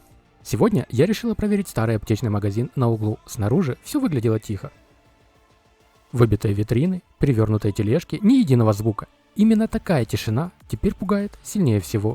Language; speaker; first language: Russian; native; Russian